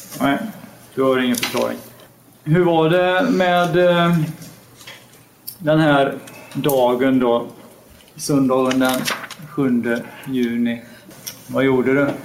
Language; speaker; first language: Swedish; native; Swedish